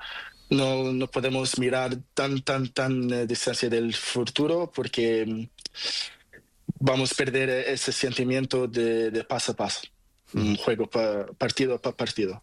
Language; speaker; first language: Spanish; non-native, learner; Portuguese